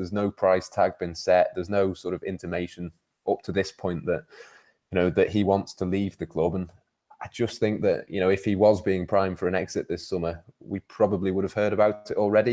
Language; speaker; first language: English; native; English